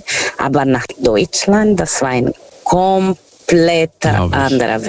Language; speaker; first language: German; non-native, fluent; Portuguese